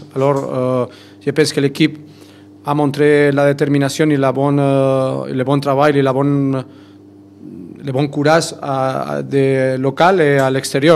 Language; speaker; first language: French; non-native, fluent; Spanish